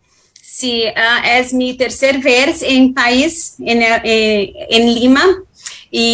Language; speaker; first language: Spanish; non-native, fluent; Portuguese